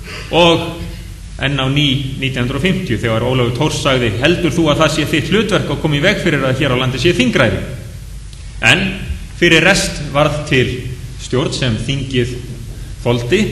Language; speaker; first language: Icelandic; native; Icelandic